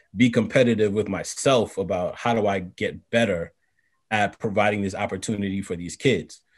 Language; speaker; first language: English; native; English